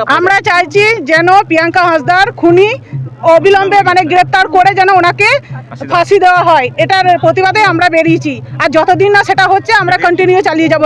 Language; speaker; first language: Bangla; non-native, local second language; Santali